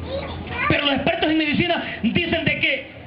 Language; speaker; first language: Spanish; native; Spanish